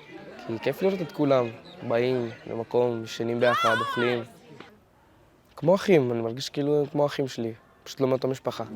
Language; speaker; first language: Hebrew; early bilingual, other home language; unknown